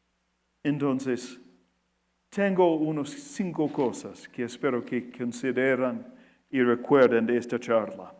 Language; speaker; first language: Spanish; non-native, fluent; English